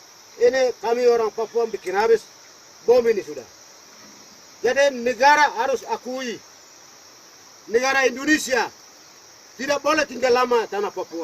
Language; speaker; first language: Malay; non-native, local second language; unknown